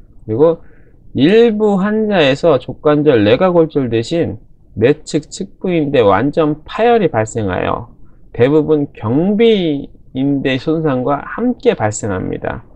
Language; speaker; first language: Korean; native; Korean